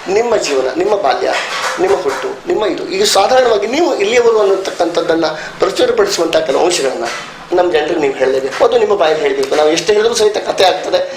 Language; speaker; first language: Kannada; native; Kannada